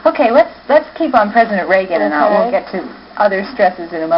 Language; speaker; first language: English; native; English